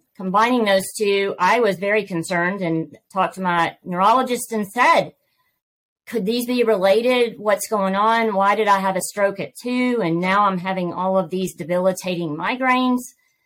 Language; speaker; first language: English; native; English